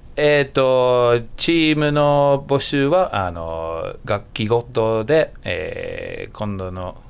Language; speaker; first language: Japanese; non-native, fluent; English